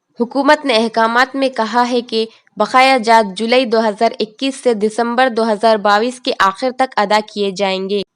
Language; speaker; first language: Urdu; native; Urdu